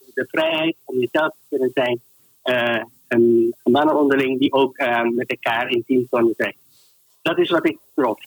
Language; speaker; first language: Dutch; native; Dutch